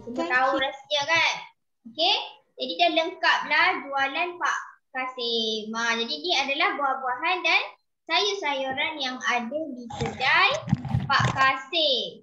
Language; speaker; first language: Malay; native; Malay